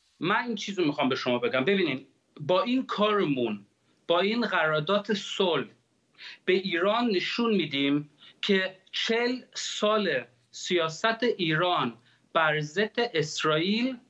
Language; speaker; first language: Persian; early bilingual, heritage; Persian